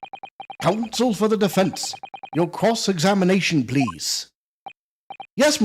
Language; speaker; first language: English; native; English